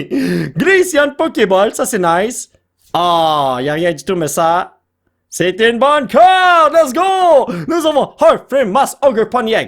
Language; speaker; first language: French; native; French